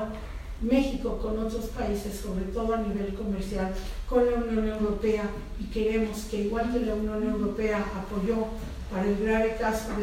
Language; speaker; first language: Spanish; native; Spanish